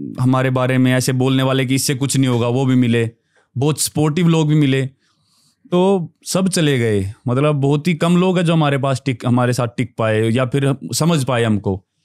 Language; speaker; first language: Hindi; native; Hindi